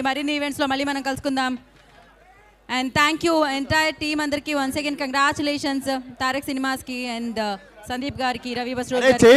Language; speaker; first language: Telugu; native; Telugu